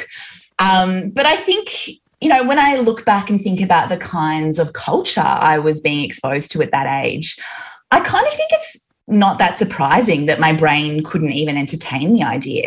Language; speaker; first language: English; native; English